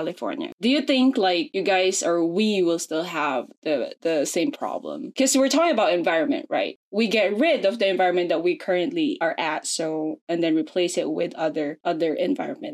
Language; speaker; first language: English; non-native, local second language; Filipino